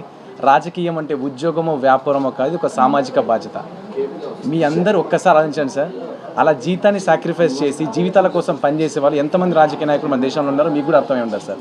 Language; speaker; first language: Telugu; native; Telugu